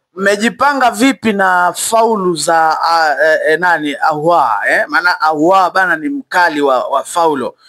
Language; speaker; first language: Swahili; native; Swahili